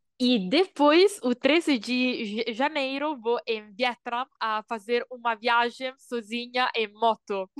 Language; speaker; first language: Portuguese; non-native, learner; Italian